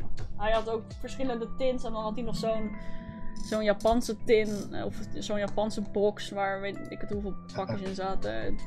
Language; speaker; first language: Dutch; native; Dutch